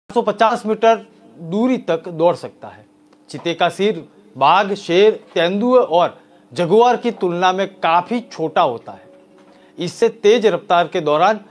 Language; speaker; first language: Hindi; non-native, local second language; Gujarati